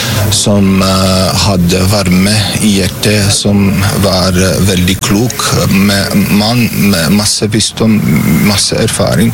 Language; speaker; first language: Norwegian; non-native, fluent; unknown